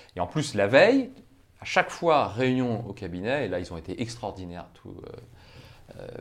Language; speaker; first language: French; native; French